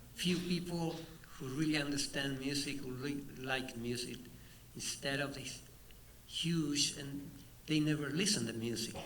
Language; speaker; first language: English; non-native, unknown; Spanish